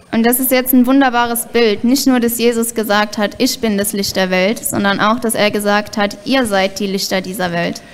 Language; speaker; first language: German; native; German